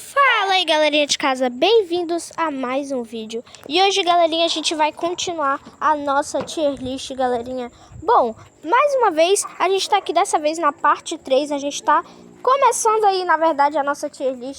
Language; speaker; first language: Portuguese; native; Portuguese